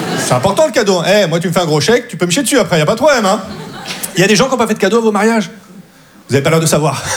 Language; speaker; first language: French; native; French